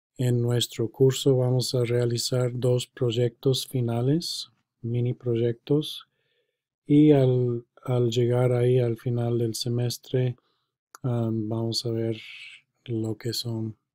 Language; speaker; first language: Spanish; non-native, fluent; English